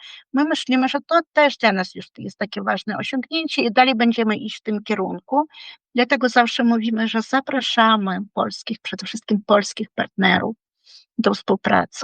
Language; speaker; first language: Polish; non-native, fluent; Ukrainian